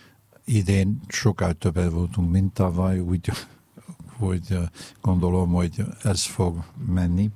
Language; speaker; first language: Hungarian; non-native, fluent; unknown